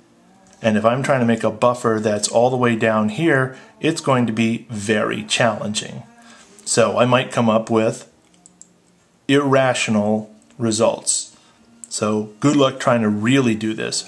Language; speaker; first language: English; native; English